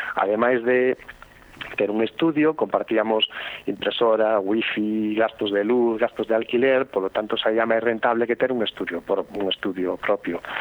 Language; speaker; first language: Galician; non-native, local second language; Spanish